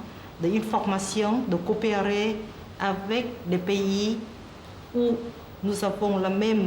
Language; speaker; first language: French; non-native, learner; Vietnamese